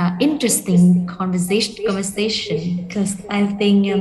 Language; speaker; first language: English; non-native, learner; Vietnamese